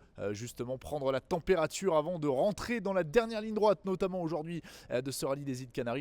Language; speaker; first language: French; native; French